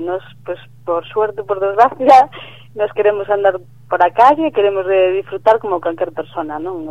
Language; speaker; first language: Spanish; non-native, local second language; Galician